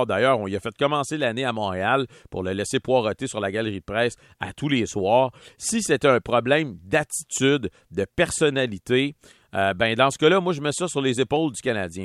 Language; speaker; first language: French; native; French